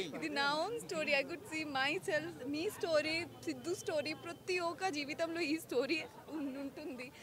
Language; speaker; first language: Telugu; non-native, learner; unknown